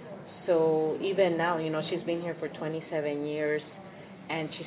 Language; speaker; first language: English; early bilingual, other home language; Spanish